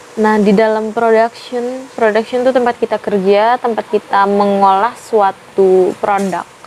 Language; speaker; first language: Indonesian; native; Indonesian